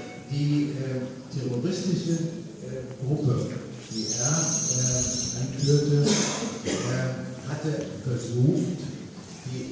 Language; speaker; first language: German; non-native, fluent; Arabic